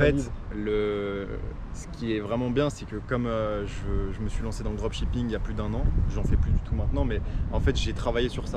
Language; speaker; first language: French; native; French